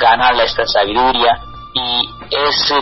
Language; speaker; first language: Spanish; non-native, learner; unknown